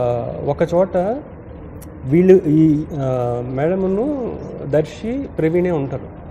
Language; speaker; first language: Telugu; native; Telugu